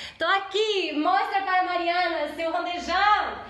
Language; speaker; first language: Portuguese; non-native, fluent; English